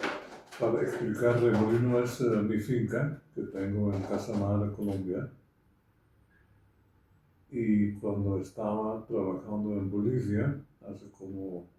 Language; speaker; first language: Spanish; non-native, fluent; Dutch